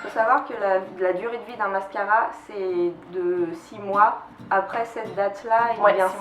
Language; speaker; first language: French; native; French